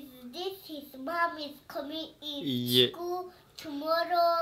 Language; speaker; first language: English; non-native, learner; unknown